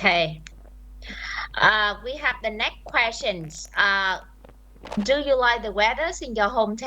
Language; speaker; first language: English; non-native, fluent; Vietnamese